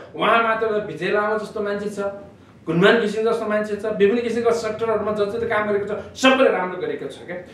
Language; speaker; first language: Nepali; non-native, local second language; Eastern Tamang